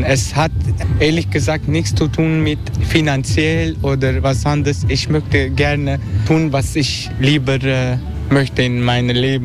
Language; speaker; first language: German; non-native, learner; Turkish